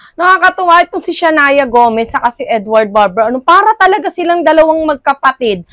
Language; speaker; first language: Filipino; native; Filipino